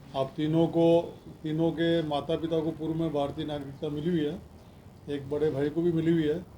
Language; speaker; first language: Hindi; native; Hindi